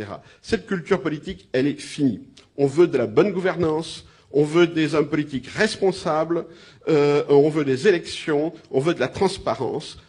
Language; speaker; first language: French; native; French